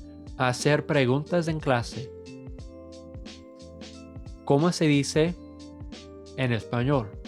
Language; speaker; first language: Spanish; non-native, fluent; English